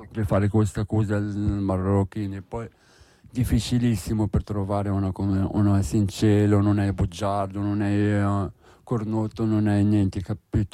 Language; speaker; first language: Italian; non-native, learner; Arabic